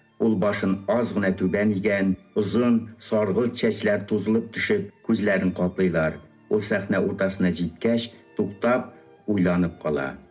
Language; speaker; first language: Tatar; early bilingual, heritage; Tatar